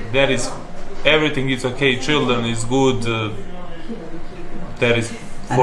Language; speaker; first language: English; non-native, learner; Serbian